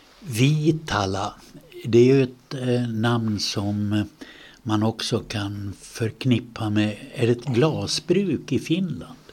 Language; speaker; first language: Swedish; native; Swedish